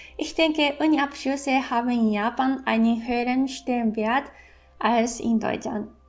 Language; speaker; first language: German; non-native, fluent; Japanese